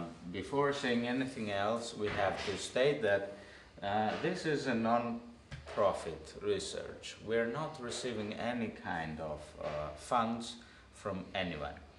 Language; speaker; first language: English; non-native, fluent; Greek